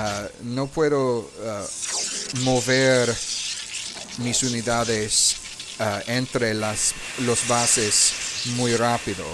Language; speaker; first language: Spanish; non-native, learner; English